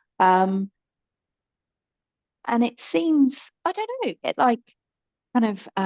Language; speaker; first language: English; native; English